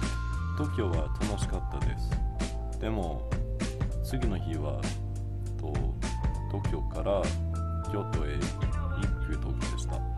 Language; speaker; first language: Japanese; non-native, learner; English